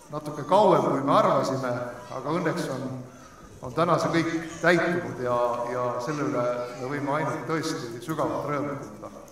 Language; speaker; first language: Estonian; native; Estonian